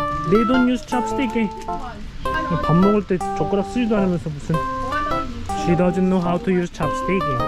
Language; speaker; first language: English; non-native, learner; Korean